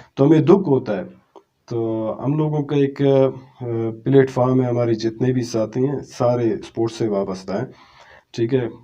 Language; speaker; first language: Urdu; non-native, local second language; Brahui